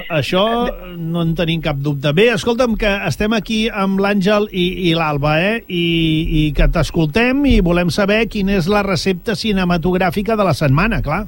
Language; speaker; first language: Catalan; native; Catalan